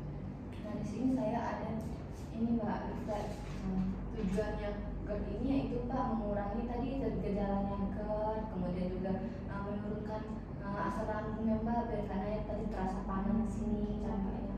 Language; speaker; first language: Indonesian; native; Indonesian